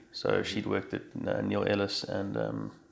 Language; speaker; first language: English; native; English